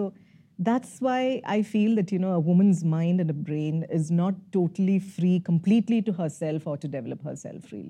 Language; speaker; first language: English; non-native, local second language; Malayalam